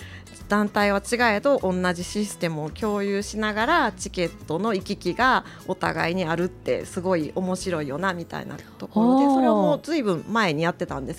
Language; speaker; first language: Japanese; native; Japanese